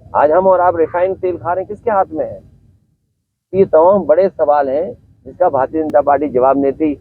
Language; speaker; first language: Hindi; native; Hindi